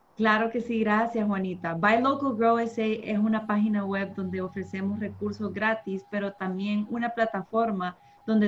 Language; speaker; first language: Spanish; early bilingual, heritage; Spanish